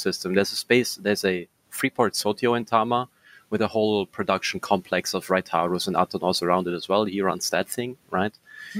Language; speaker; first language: English; non-native, fluent; German